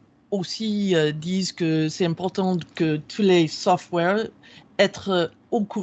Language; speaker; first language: French; non-native, fluent; English